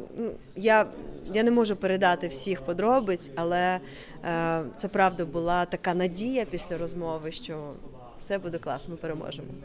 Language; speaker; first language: Ukrainian; non-native, local second language; Crimean Tatar